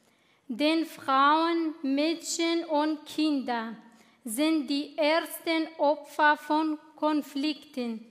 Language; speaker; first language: German; non-native, fluent; Kurdish